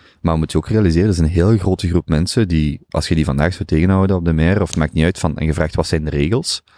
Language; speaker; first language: Dutch; native; Dutch